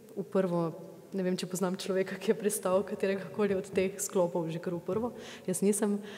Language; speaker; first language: Slovenian; native; Slovenian